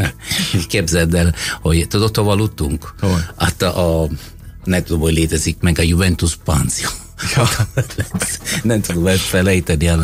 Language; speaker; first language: Hungarian; non-native, fluent; Italian